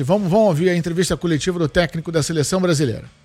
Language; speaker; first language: Portuguese; native; Portuguese